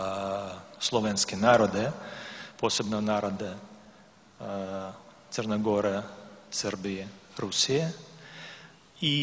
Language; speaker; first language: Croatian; non-native, learner; Russian